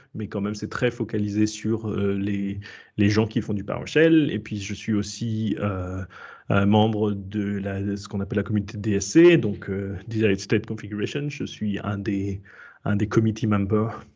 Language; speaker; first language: French; native; French